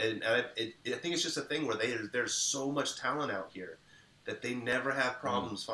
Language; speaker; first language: English; native; English